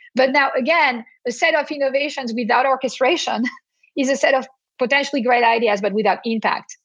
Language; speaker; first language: English; non-native, fluent; French